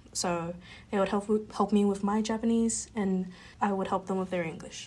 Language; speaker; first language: English; native; English